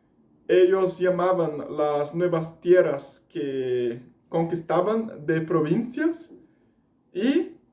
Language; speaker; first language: Spanish; non-native, fluent; Portuguese